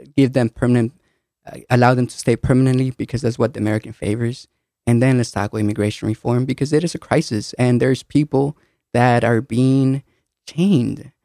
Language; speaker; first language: English; early bilingual, other home language; Spanish